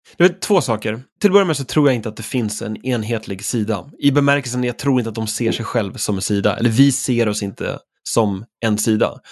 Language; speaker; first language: Swedish; native; Swedish